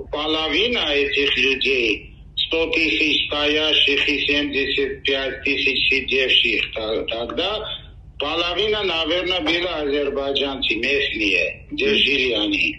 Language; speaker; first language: Russian; non-native, local second language; Armenian